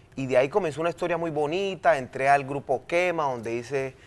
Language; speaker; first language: Spanish; native; Spanish